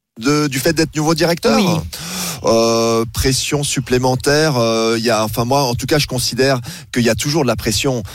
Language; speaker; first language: French; native; French